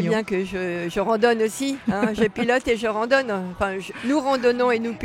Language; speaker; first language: French; native; French